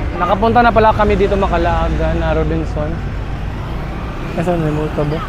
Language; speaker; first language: Filipino; non-native, local second language; Cebuano